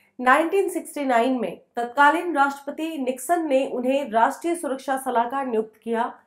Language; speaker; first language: Hindi; native; Hindi